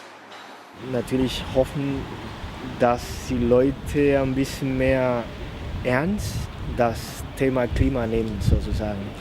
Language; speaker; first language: German; non-native, fluent; Spanish